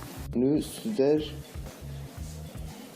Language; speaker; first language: Dutch; non-native, learner; Turkish